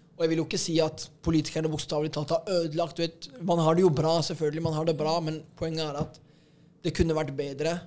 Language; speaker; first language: Norwegian; native; Norwegian